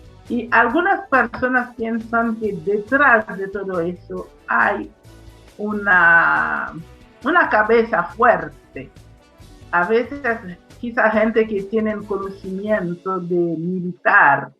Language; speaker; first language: Spanish; non-native, fluent; Haitian Creole